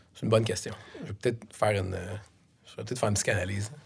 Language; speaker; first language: French; native; French